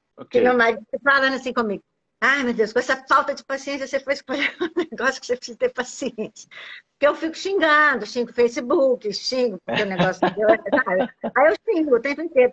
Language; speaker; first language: Portuguese; native; Portuguese